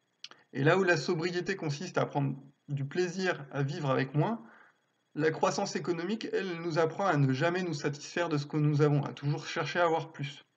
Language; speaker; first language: French; native; French